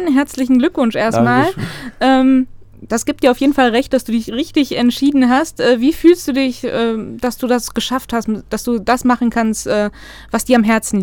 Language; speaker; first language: German; native; German